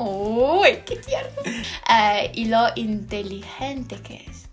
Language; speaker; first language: Spanish; non-native, fluent; Ukrainian